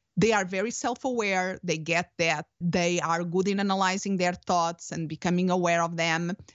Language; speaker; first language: English; non-native, fluent; Portuguese